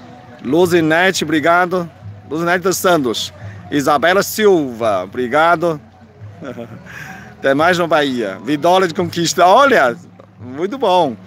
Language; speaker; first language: Portuguese; non-native, fluent; Chinese